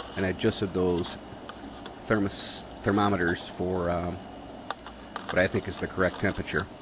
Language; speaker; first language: English; native; English